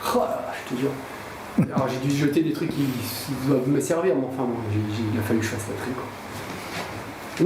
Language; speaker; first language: French; native; French